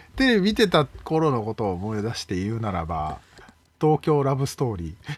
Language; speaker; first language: Japanese; native; Japanese